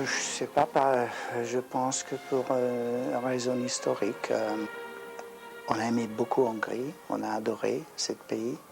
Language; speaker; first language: French; non-native, learner; Hungarian